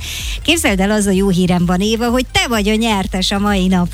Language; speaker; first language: Hungarian; native; Hungarian